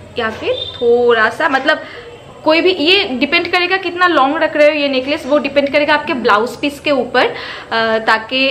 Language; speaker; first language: Hindi; non-native, local second language; Bangla